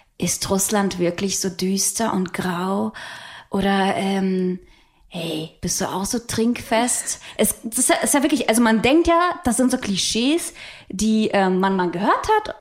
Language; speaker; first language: German; non-native, fluent; Russian